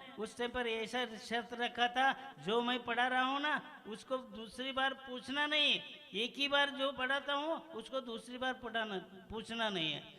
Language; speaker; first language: Hindi; non-native, local second language; Kannada